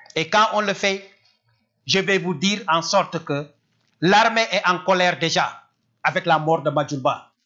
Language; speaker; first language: French; non-native, local second language; Wolof